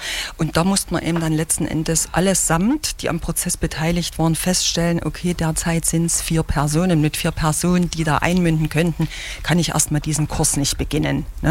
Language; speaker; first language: German; native; German